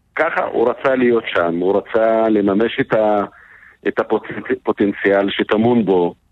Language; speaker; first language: Hebrew; non-native, local second language; Arabic